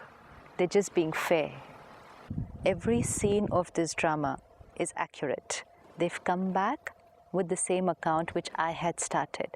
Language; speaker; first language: English; non-native, local second language; Hindi